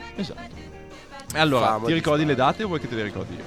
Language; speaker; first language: Italian; native; Italian